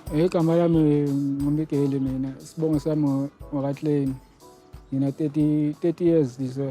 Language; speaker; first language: Zulu; native; Zulu